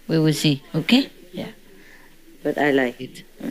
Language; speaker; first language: English; non-native, fluent; Vietnamese